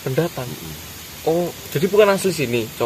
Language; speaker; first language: Indonesian; native; Indonesian